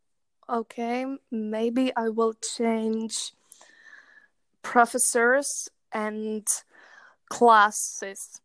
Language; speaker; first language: English; non-native, learner; Czech